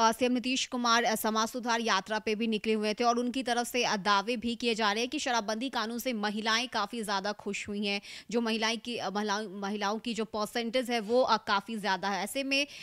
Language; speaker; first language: Hindi; native; Hindi